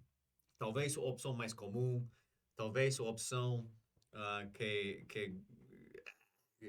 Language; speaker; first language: Portuguese; non-native, learner; English